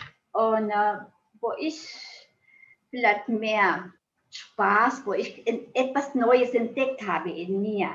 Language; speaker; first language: German; non-native, fluent; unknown